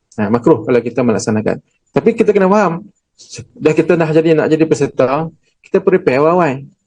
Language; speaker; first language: Malay; native; Malay